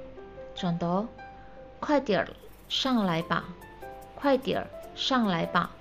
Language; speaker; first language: Chinese; non-native, fluent; Indonesian